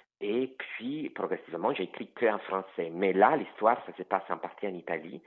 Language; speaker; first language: French; non-native, fluent; Italian